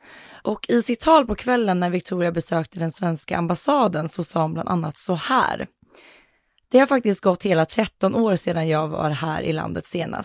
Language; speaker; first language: Swedish; native; Swedish